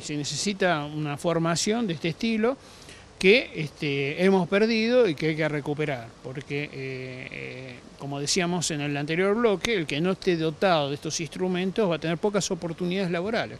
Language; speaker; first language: Spanish; native; Spanish